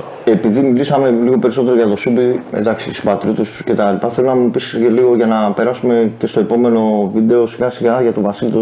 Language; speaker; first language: Greek; native; Greek